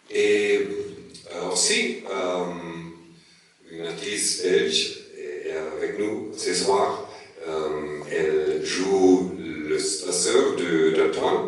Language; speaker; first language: French; non-native, learner; German